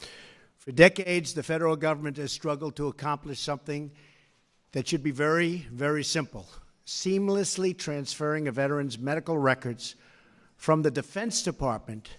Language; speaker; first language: English; native; English